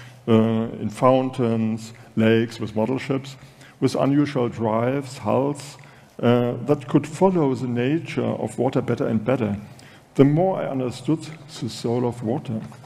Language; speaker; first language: English; non-native, fluent; German